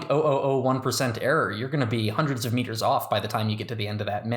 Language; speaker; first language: English; native; English